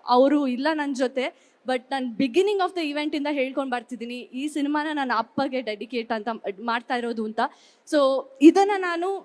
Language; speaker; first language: Kannada; non-native, local second language; Tulu